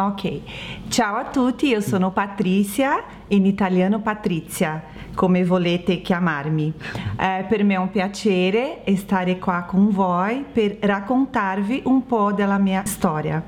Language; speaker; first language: Italian; non-native, learner; Portuguese